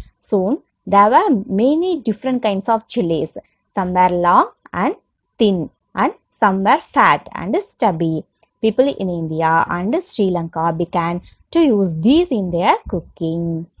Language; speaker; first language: English; non-native, local second language; Tamil